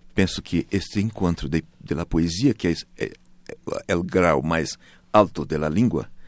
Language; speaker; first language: Spanish; non-native, learner; Portuguese